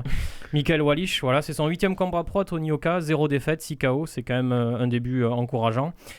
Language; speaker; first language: French; native; French